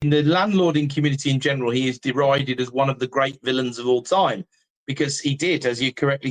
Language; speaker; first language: English; native; English